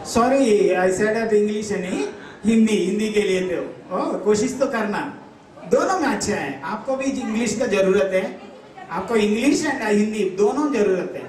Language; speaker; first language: Hindi; non-native, local second language; Telugu